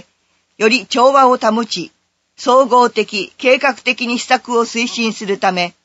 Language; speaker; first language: Japanese; native; Japanese